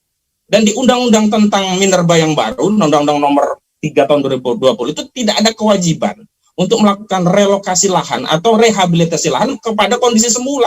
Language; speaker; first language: Indonesian; native; Indonesian